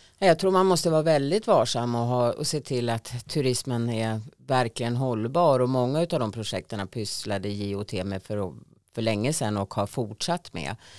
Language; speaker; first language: Swedish; native; Swedish